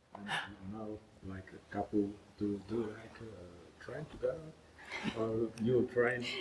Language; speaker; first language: English; non-native, learner; Polish